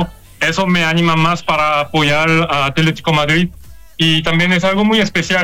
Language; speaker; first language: Spanish; non-native, fluent; Korean